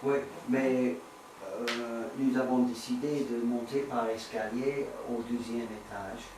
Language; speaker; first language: French; non-native, learner; English